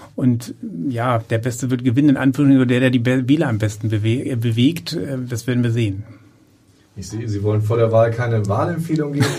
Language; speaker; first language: German; native; German